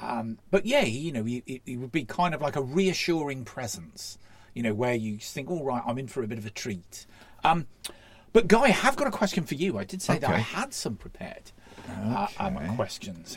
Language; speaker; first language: English; native; English